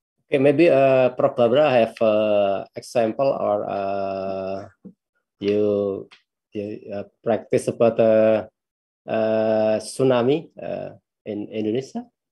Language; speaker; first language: English; non-native, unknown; Indonesian